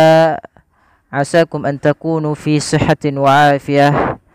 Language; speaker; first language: Arabic; non-native, fluent; Indonesian